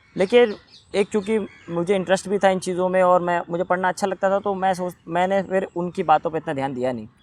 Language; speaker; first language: Hindi; native; Hindi